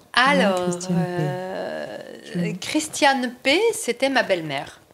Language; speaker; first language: French; native; French